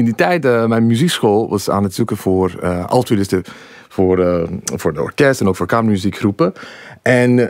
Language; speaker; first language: Dutch; non-native, fluent; English